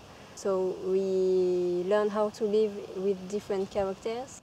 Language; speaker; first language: English; non-native, fluent; German